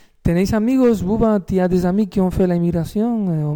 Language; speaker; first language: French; non-native, learner; Spanish